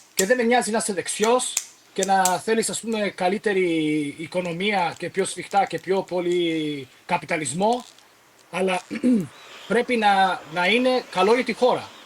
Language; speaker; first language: Greek; early bilingual, heritage; Greek